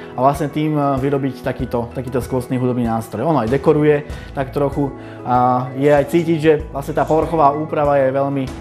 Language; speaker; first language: Slovak; native; Slovak